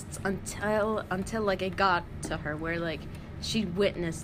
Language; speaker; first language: English; native; English